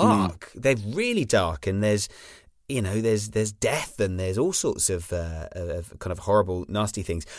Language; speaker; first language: English; native; English